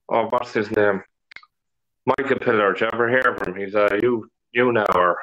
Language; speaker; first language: English; native; English